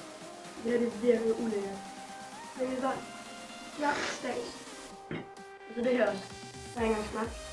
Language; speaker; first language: Danish; early bilingual, other home language; German